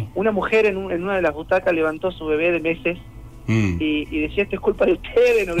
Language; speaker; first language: Spanish; native; Spanish